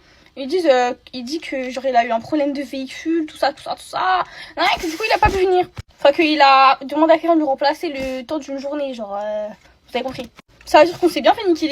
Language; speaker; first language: French; native; French